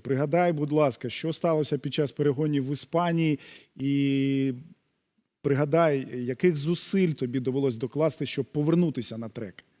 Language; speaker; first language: Ukrainian; native; Ukrainian